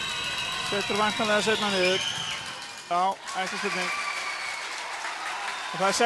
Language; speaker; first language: Icelandic; native; Icelandic